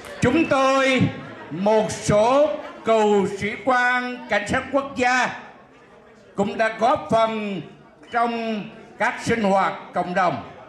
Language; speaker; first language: Vietnamese; native; Vietnamese